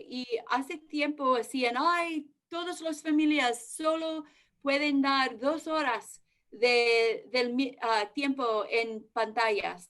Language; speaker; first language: Spanish; early bilingual, heritage; English